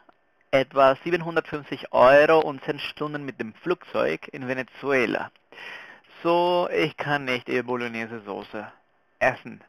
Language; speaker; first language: German; non-native, fluent; Spanish